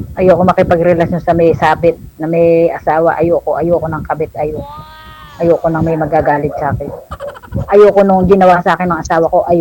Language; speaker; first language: Filipino; native; Filipino